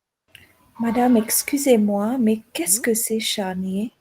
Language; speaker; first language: French; non-native, learner; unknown